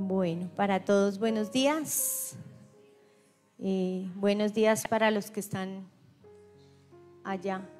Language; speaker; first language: Spanish; native; Spanish